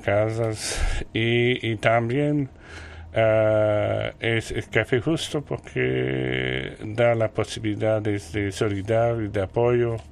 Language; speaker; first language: Spanish; non-native, learner; French